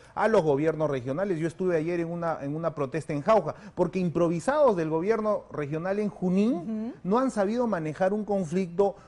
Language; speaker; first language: Spanish; native; Spanish